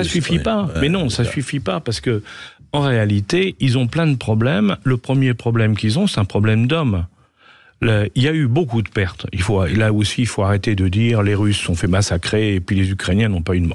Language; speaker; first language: French; native; French